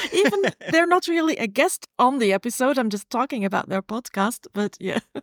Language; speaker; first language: English; non-native, fluent; Dutch